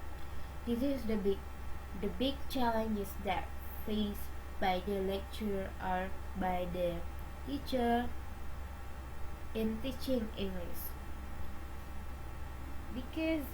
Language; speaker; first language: English; non-native, learner; Indonesian